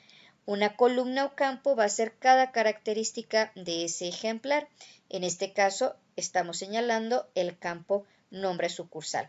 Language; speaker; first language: Spanish; native; Spanish